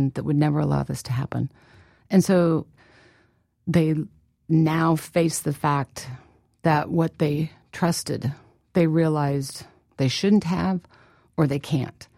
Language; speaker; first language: English; native; English